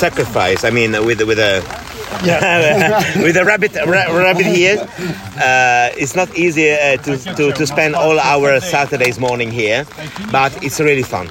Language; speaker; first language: English; non-native, fluent; Italian